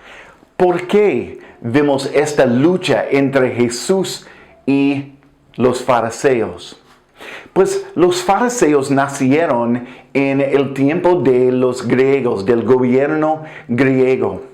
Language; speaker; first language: Spanish; non-native, fluent; English